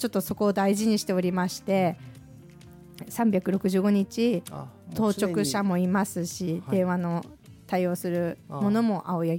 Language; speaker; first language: Japanese; native; Japanese